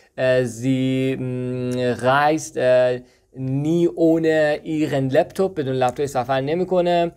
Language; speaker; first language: German; non-native, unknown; Persian